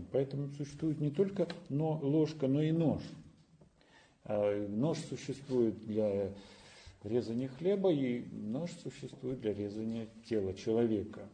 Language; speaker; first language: Russian; native; Russian